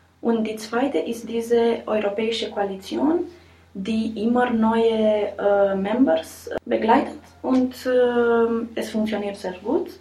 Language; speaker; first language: German; non-native, learner; Romanian